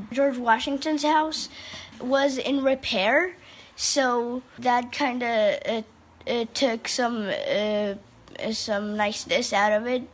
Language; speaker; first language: English; early bilingual, heritage; English